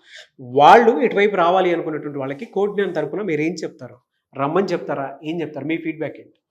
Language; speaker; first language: Telugu; native; Telugu